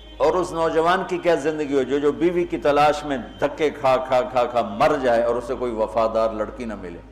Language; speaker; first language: Urdu; non-native, local second language; Punjabi